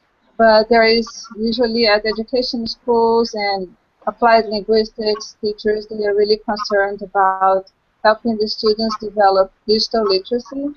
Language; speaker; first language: English; non-native, local second language; Portuguese